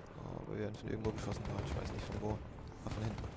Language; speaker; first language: German; native; German